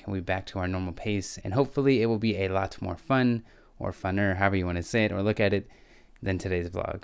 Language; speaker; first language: English; native; English